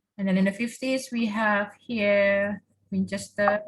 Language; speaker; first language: English; non-native, learner; Indonesian